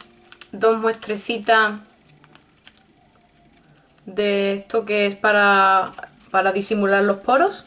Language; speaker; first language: Spanish; native; Spanish